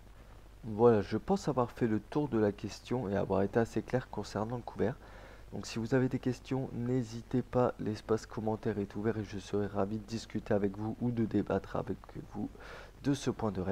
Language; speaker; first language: French; native; French